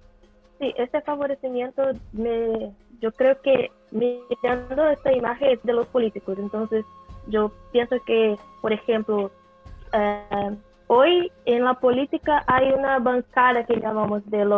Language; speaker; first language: Spanish; non-native, learner; Portuguese